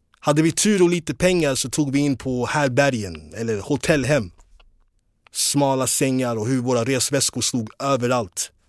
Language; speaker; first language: Swedish; early bilingual, other home language; English